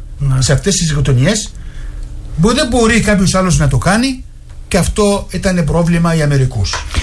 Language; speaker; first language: Greek; non-native, fluent; Arabic